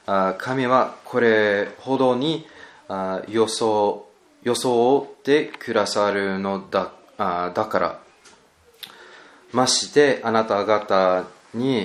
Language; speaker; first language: Japanese; non-native, learner; English